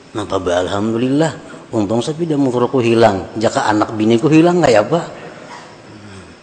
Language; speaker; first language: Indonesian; non-native, local second language; Banjar